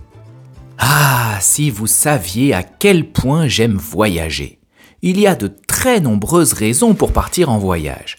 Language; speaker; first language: French; native; French